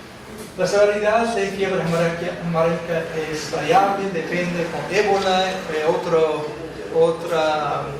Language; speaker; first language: Spanish; non-native, fluent; English